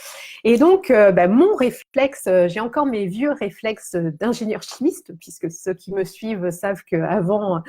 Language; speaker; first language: French; native; French